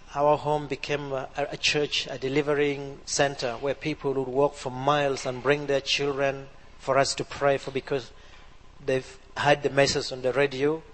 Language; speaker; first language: English; non-native, local second language; Acoli